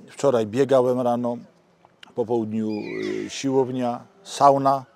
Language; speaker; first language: Polish; native; Polish